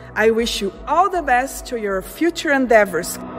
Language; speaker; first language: English; non-native, fluent; Portuguese